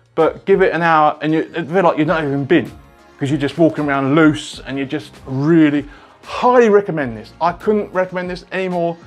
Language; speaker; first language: English; native; English